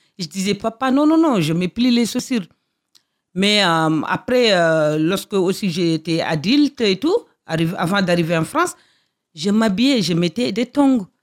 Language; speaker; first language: French; non-native, local second language; Fula